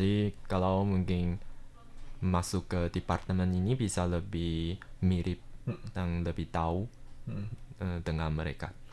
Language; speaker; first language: Indonesian; early bilingual, heritage; Indonesian